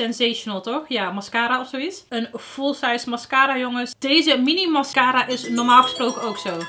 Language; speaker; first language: Dutch; native; Dutch